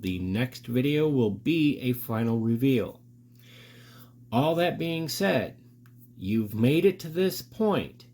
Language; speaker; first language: English; native; English